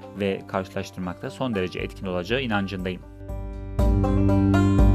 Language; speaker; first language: Turkish; native; Turkish